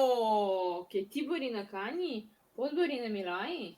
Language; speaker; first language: Greek; non-native, learner; Russian